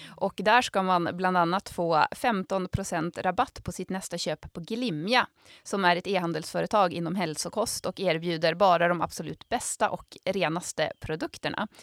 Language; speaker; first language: Swedish; native; Swedish